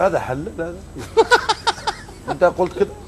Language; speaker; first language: Arabic; native; Arabic